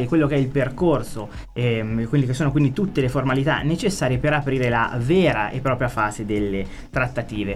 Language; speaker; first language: Italian; native; Italian